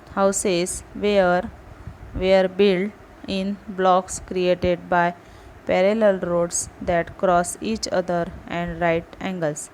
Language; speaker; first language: English; non-native, local second language; Marathi